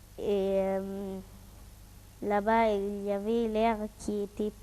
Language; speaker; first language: French; non-native, fluent; Arabic